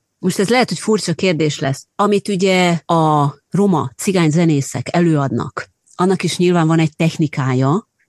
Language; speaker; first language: Hungarian; native; Hungarian